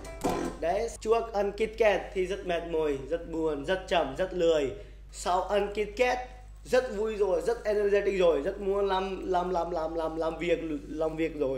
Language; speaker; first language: Vietnamese; non-native, learner; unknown